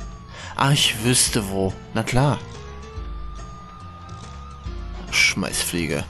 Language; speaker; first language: German; native; German